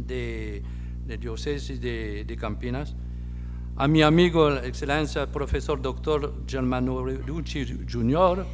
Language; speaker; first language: Spanish; non-native, fluent; French